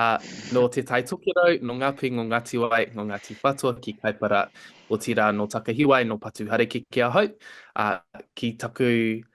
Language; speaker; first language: Māori; non-native, local second language; English